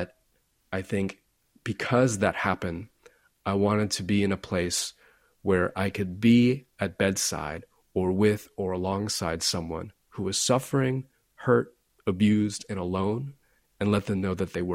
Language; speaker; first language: English; native; English